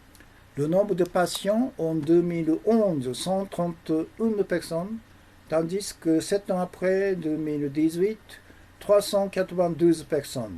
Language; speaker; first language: French; non-native, learner; Japanese